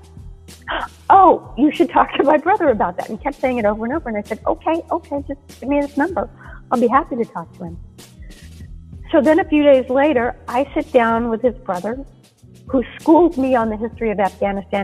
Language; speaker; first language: English; native; English